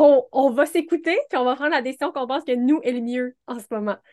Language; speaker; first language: French; native; French